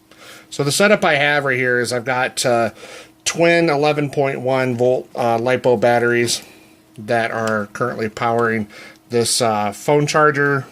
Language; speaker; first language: English; native; English